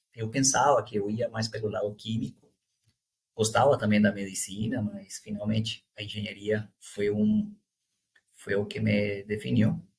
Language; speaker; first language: Portuguese; non-native, fluent; Spanish